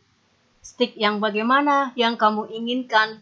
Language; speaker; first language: Indonesian; native; Indonesian